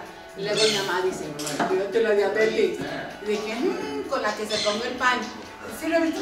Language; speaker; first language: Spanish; early bilingual, other home language; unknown